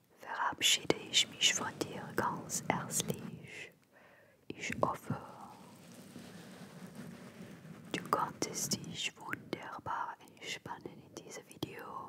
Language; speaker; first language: German; non-native, fluent; French